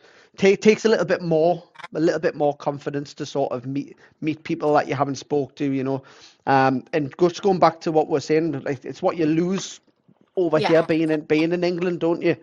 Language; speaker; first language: English; native; English